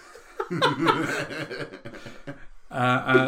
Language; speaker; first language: English; native; English